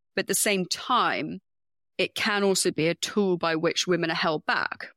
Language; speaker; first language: English; native; English